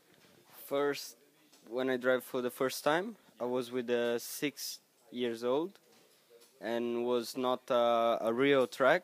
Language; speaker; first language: English; non-native, learner; Portuguese